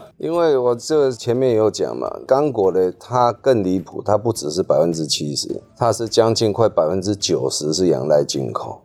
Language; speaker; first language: Chinese; native; Chinese